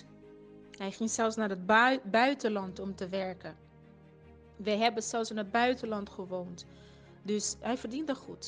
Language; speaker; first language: Dutch; non-native, fluent; Portuguese